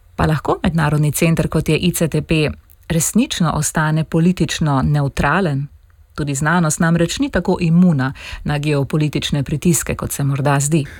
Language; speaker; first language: Slovenian; native; Slovenian